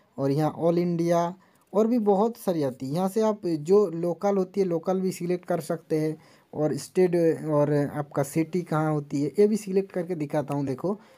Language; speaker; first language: Hindi; non-native, local second language; Bangla